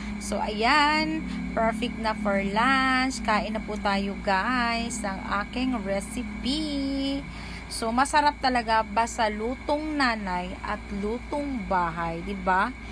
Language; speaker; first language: Filipino; non-native, local second language; Cebuano